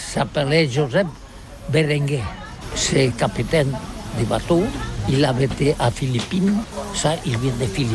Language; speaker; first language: French; non-native, learner; Catalan